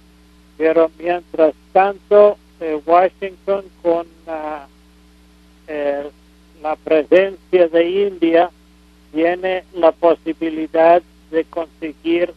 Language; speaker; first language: Spanish; non-native, fluent; English